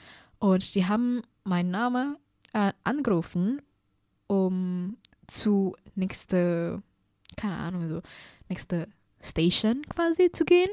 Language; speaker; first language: German; non-native, fluent; Indonesian